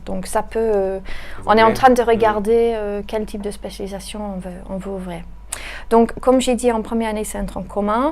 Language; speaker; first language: French; native; French